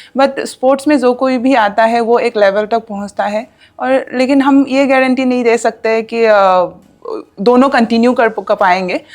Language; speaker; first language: Hindi; non-native, local second language; Assamese